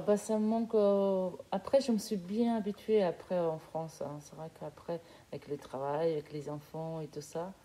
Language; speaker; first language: French; non-native, fluent; Portuguese